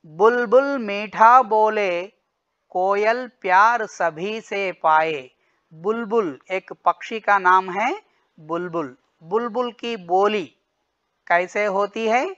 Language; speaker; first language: Hindi; non-native, local second language; Telugu